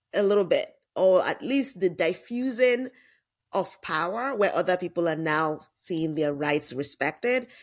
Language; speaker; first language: English; non-native, local second language; Yoruba